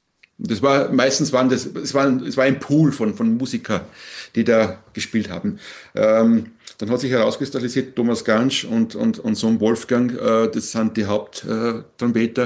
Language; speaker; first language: German; native; German